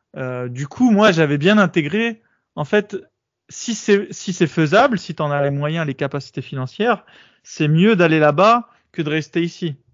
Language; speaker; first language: French; native; French